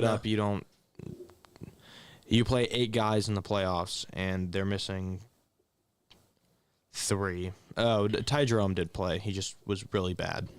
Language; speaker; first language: English; native; English